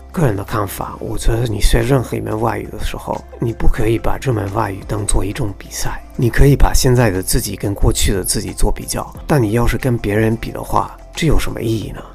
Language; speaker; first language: Chinese; non-native, fluent; English